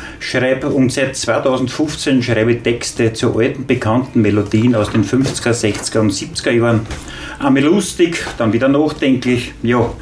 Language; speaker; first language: German; native; German